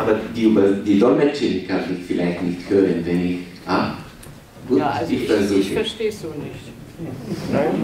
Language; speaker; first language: German; non-native, fluent; Bulgarian